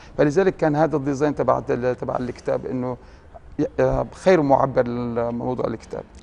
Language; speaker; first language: Arabic; native; Arabic